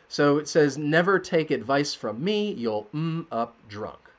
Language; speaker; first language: English; native; English